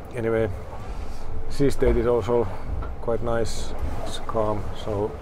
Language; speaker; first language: English; non-native, fluent; Finnish